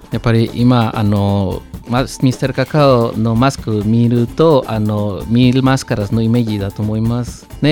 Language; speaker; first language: Japanese; non-native, learner; Spanish